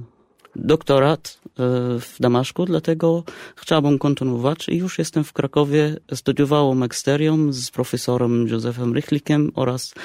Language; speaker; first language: Polish; non-native, fluent; Arabic